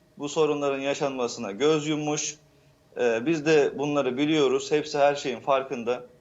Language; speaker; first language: Turkish; native; Turkish